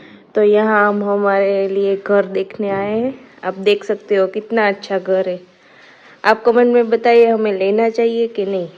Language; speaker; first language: Hindi; non-native, local second language; Gujarati